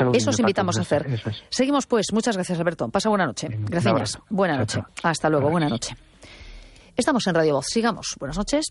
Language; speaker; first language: Spanish; native; Spanish